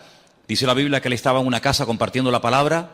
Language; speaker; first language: Spanish; native; Spanish